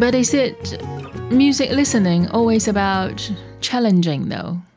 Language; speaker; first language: English; non-native, fluent; Chinese